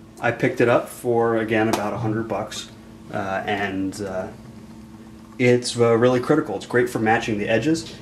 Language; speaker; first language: English; native; English